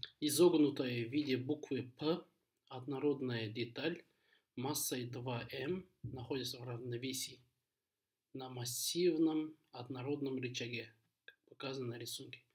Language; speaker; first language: Russian; non-native, local second language; Kazakh